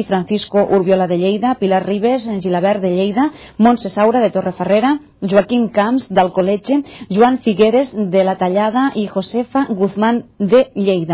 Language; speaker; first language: Catalan; native; Catalan